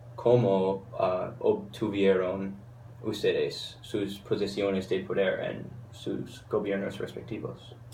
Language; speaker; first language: Spanish; non-native, learner; English